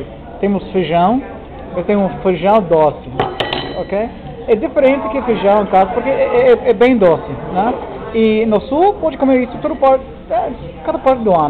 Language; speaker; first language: Portuguese; non-native, fluent; English